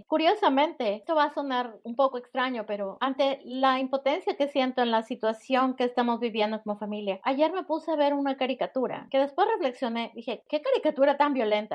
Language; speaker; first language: Spanish; native; Spanish